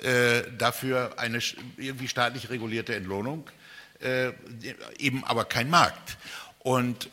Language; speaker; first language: German; native; German